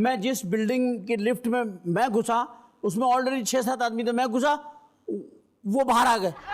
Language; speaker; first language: Hindi; native; Hindi